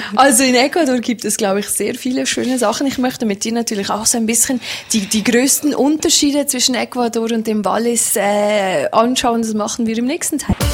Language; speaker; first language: German; native; German